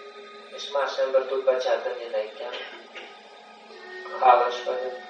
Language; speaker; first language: Hungarian; non-native, learner; Russian